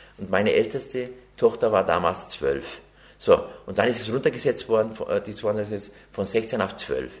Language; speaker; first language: German; early bilingual, other home language; Turkish